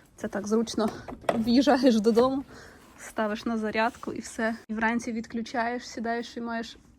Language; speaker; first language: Ukrainian; native; Ukrainian